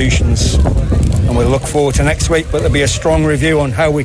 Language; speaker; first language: English; native; English